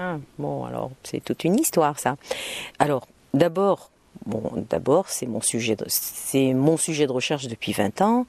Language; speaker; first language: French; non-native, local second language; Arabic